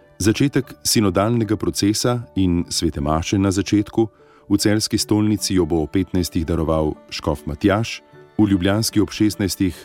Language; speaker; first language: Slovenian; native; Slovenian